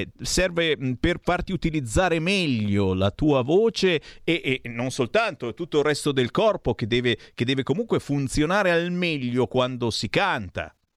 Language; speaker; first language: Italian; native; Italian